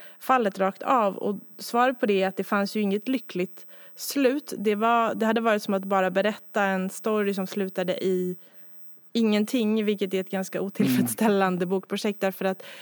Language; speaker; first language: Swedish; native; Swedish